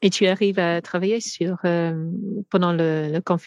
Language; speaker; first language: French; non-native, fluent; English